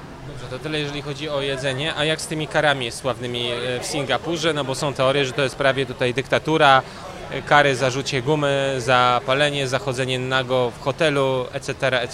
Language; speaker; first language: Polish; native; Polish